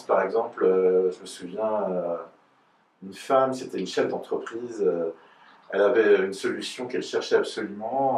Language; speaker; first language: French; native; French